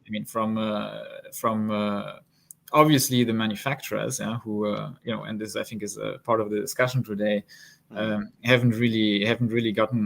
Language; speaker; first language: English; non-native, fluent; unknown